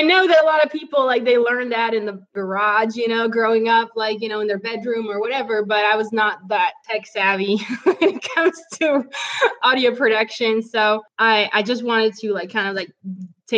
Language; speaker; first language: English; non-native, fluent; French